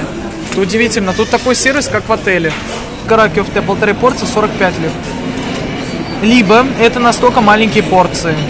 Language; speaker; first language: Russian; native; Russian